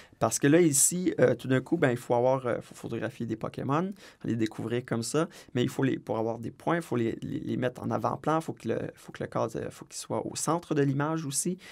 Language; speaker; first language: French; native; French